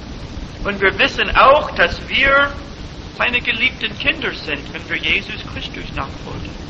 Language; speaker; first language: German; non-native, fluent; English